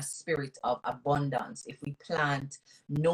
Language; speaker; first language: English; non-native, local second language; Jamaican Creole English